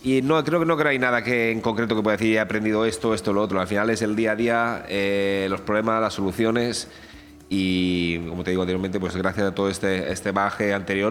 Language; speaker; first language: Spanish; native; Spanish